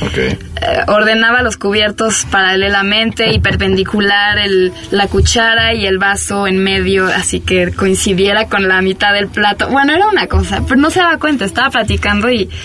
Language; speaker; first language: Spanish; non-native, fluent; French